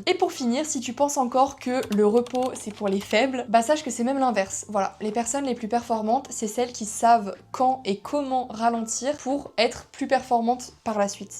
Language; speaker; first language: French; native; French